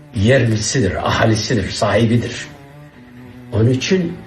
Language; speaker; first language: Turkish; non-native, local second language; Kurdish